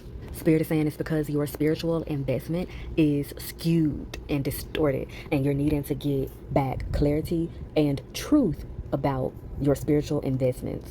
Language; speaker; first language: English; native; English